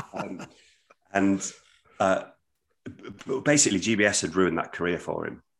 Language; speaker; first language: English; native; English